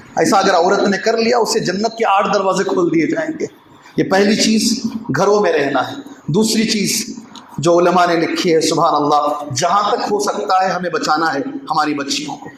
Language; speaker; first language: Urdu; native; Urdu